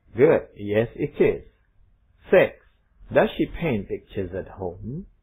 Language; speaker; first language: English; non-native, fluent; Indonesian